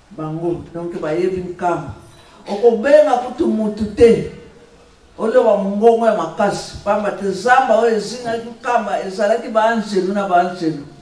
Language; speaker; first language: Lingala; non-native, local second language; Kongo